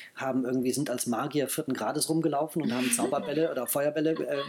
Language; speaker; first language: German; native; German